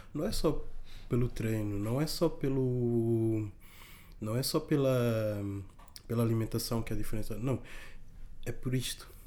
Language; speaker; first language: Portuguese; non-native, local second language; Kabuverdianu